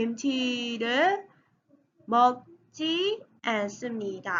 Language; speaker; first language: Korean; non-native, learner; Burmese